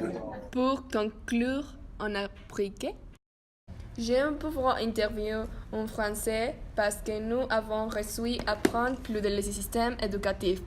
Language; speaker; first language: French; non-native, learner; Spanish